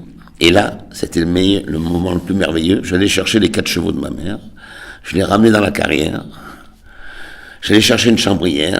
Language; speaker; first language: French; native; French